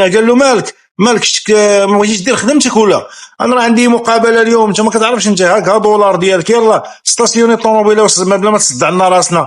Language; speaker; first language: Arabic; native; Arabic